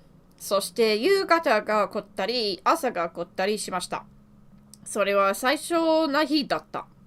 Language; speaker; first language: Japanese; non-native, learner; English